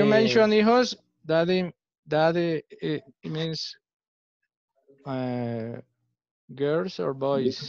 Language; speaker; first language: English; non-native, fluent; Spanish